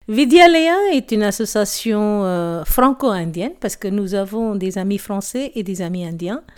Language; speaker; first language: French; non-native, local second language; Tamil